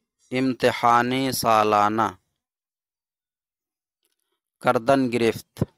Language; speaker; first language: Persian; non-native, fluent; Urdu